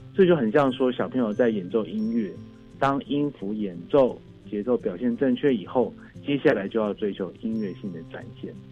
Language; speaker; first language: Chinese; native; Chinese